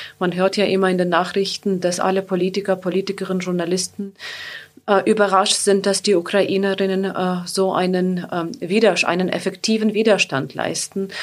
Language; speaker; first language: German; non-native, fluent; Ukrainian